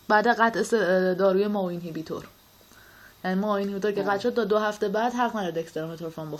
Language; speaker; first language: Persian; native; Persian